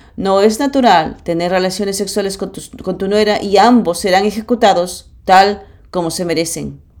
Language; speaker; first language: Spanish; non-native, fluent; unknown